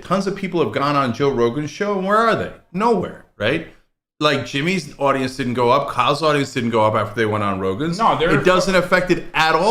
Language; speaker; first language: English; native; English